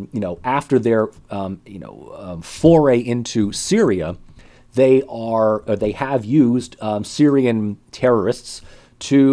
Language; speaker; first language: English; native; English